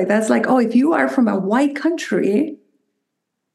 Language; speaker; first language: English; non-native, fluent; Spanish